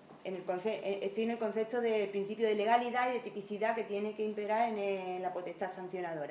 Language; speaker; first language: Spanish; native; Spanish